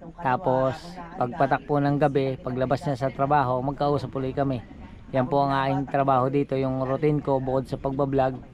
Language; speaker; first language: Filipino; native; Filipino